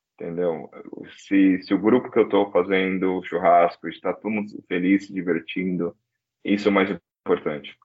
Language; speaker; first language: Portuguese; native; Portuguese